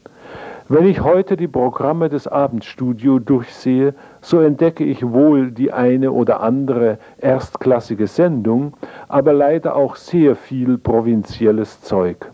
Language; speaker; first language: German; native; German